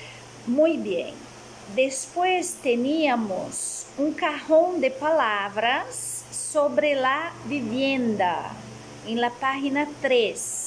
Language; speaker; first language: Spanish; non-native, fluent; Portuguese